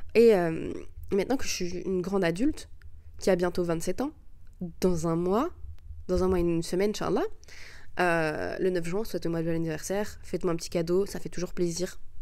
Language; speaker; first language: French; early bilingual, other home language; Arabic